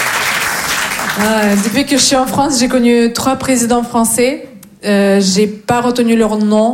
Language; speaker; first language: French; non-native, fluent; Russian